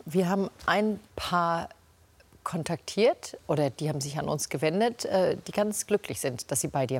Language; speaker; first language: German; native; German